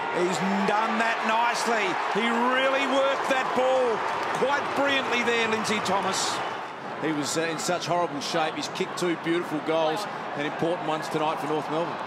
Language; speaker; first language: English; native; English